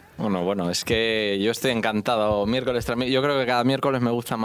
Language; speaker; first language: Spanish; native; Spanish